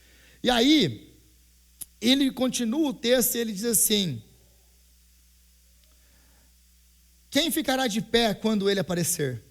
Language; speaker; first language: Portuguese; native; Portuguese